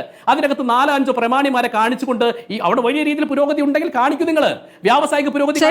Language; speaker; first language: Malayalam; native; Malayalam